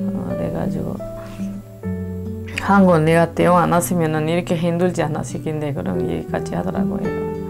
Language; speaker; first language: Korean; non-native, learner; Spanish